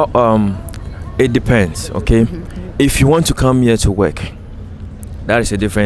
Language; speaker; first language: English; native; English